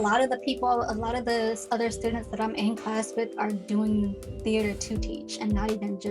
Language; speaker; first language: English; native; English